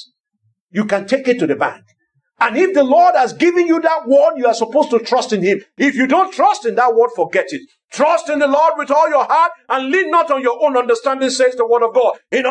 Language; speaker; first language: English; non-native, local second language; Yoruba